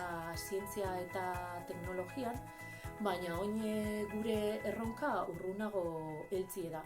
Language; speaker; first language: Basque; native; Basque